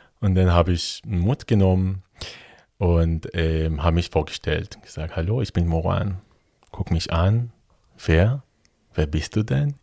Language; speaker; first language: German; non-native, fluent; Hebrew